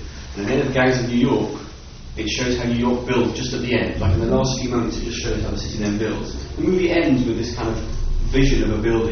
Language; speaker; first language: English; native; English